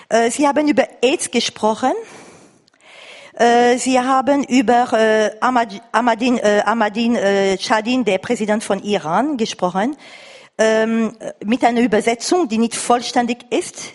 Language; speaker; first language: German; non-native, fluent; Arabic